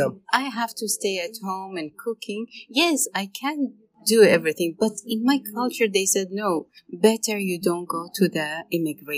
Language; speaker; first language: English; non-native, learner; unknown